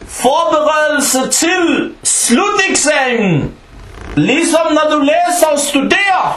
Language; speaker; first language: Danish; early bilingual, other home language; Arabic